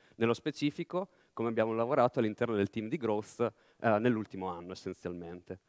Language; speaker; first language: Italian; native; Italian